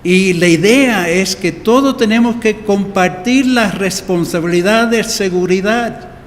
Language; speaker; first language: Spanish; early bilingual, heritage; Spanish